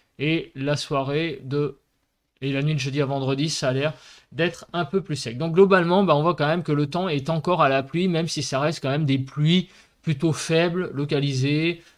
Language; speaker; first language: French; native; French